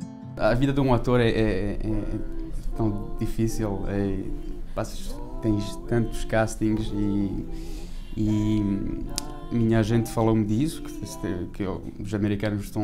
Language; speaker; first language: Portuguese; early bilingual, heritage; French